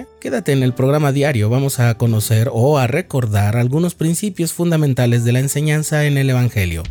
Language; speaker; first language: Spanish; native; Spanish